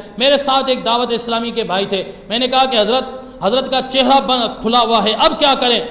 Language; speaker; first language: Urdu; non-native, local second language; Sindhi